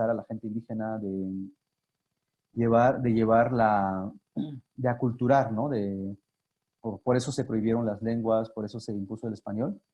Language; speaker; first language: Spanish; non-native, local second language; Zapotec